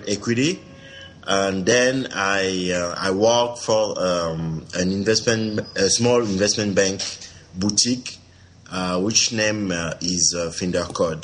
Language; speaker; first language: English; non-native, local second language; French